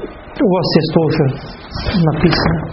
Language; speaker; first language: Russian; non-native, fluent; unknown